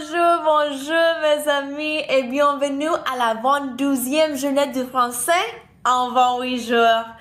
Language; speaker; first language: French; non-native, learner; English